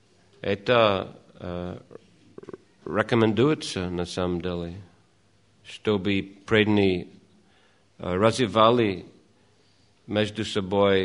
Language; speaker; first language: Russian; non-native, fluent; English